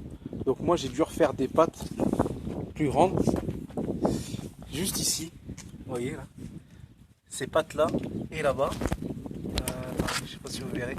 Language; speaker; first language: French; native; French